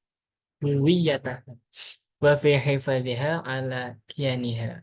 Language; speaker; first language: Arabic; non-native, learner; Indonesian